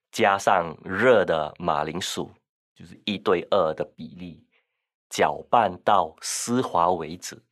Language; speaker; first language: Chinese; non-native, local second language; Min Nan Chinese